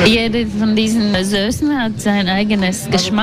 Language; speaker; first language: German; non-native, fluent; Latvian